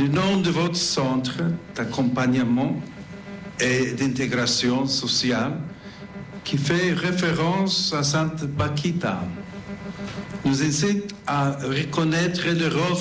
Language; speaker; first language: French; non-native, fluent; English